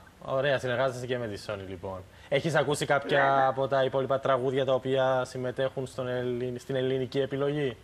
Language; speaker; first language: Greek; native; Greek